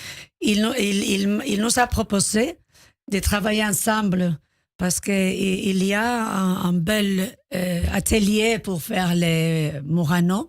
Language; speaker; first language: French; non-native, learner; Spanish